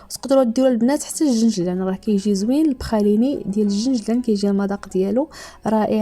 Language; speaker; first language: Arabic; native; Arabic